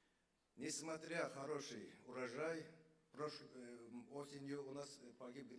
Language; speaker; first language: Russian; non-native, fluent; Azerbaijani